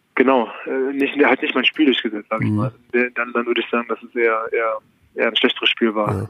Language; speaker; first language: German; native; German